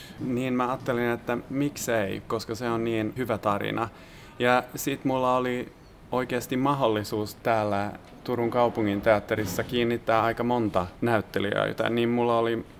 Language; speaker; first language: Finnish; non-native, fluent; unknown